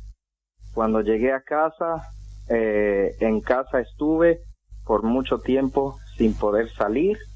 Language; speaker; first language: Spanish; non-native, fluent; English